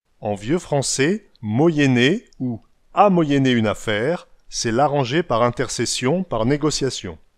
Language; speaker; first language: French; native; French